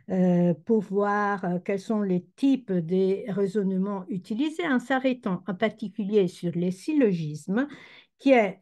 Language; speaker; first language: French; non-native, fluent; Italian